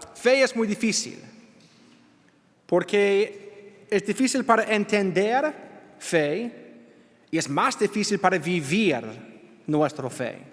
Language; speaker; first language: Spanish; non-native, learner; English